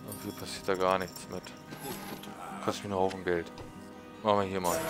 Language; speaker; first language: German; native; German